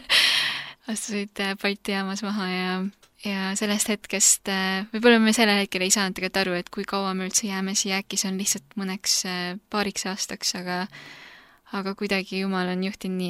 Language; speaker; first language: Estonian; early bilingual, other home language; Korean